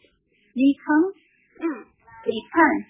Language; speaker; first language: Chinese; non-native, learner; Korean